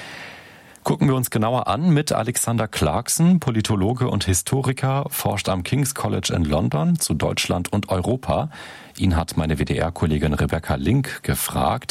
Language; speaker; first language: German; native; German